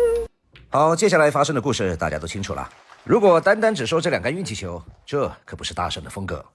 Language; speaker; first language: Chinese; native; Chinese